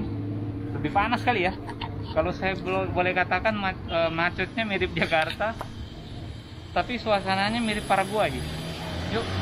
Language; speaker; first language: Indonesian; native; Indonesian